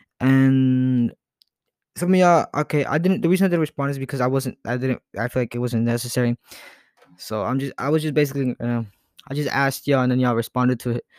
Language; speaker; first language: English; early bilingual, other home language; Spanish